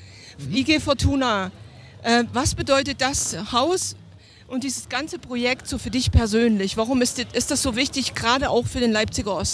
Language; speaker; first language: German; native; German